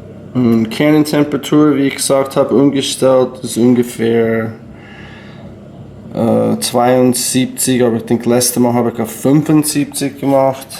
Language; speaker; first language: German; non-native, learner; English